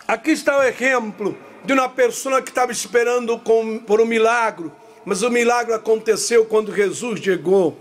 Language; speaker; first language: Portuguese; non-native, learner; Spanish